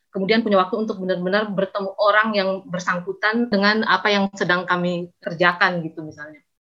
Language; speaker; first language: Indonesian; native; Indonesian